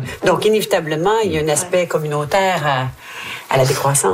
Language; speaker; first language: French; native; French